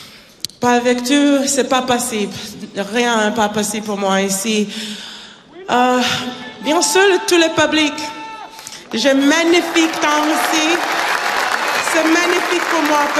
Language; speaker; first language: French; non-native, learner; English